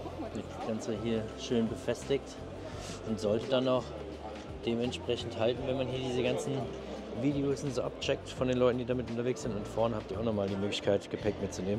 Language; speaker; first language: German; native; German